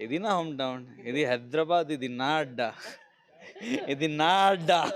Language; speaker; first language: Telugu; non-native, local second language; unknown